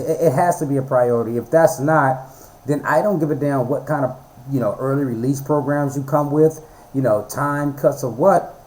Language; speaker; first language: English; native; English